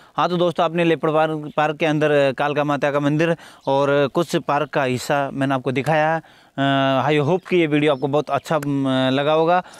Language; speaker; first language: Hindi; native; Hindi